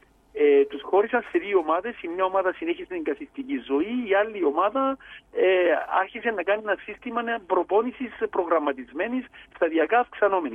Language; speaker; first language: Greek; native; Greek